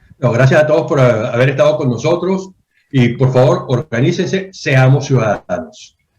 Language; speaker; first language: Spanish; native; Spanish